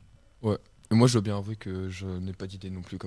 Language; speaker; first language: French; native; French